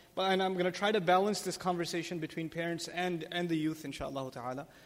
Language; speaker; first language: English; native; English